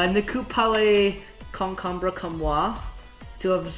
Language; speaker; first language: French; non-native, learner; English